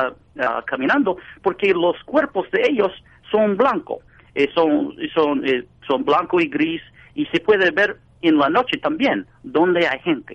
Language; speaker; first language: Spanish; non-native, fluent; English